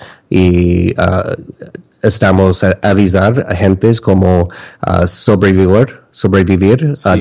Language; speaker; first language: Spanish; non-native, learner; English